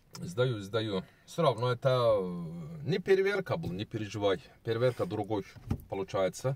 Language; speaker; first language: Russian; non-native, learner; Turkish